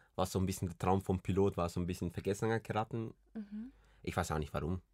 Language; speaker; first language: German; early bilingual, other home language; Spanish